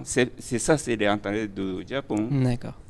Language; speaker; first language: French; non-native, fluent; Japanese